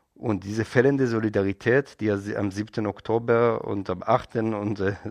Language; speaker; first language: German; non-native, fluent; Hebrew